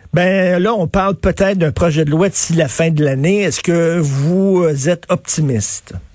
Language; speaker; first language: French; native; French